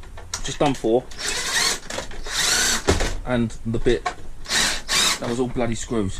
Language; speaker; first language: English; native; English